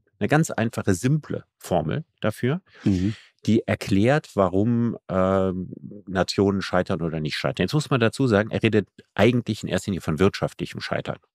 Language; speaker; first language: German; native; German